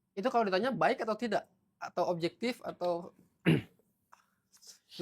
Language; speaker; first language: Indonesian; native; Indonesian